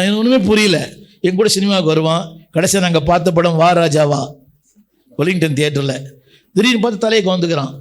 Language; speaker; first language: Tamil; native; Tamil